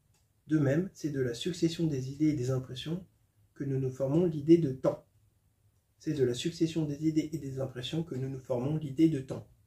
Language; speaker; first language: French; native; French